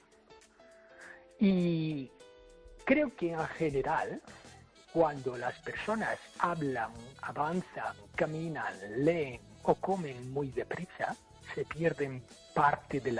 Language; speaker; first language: Spanish; non-native, fluent; English